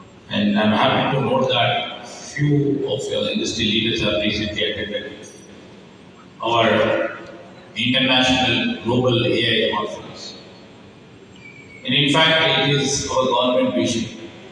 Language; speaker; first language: English; non-native, local second language; Telugu